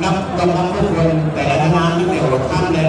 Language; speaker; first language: Thai; native; Thai